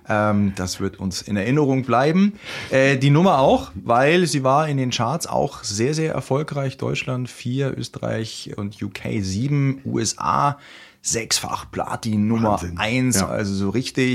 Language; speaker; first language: German; native; German